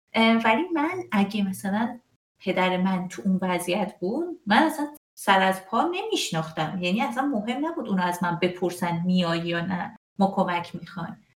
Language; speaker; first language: Persian; native; Persian